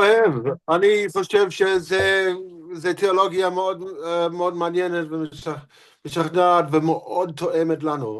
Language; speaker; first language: Hebrew; non-native, fluent; English